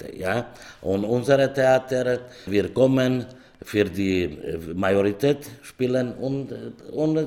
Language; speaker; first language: German; non-native, learner; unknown